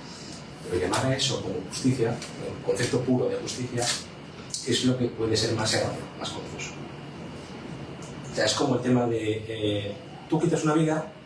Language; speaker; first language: Spanish; native; Spanish